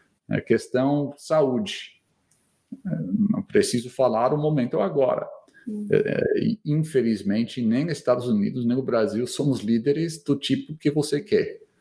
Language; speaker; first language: Portuguese; non-native, fluent; English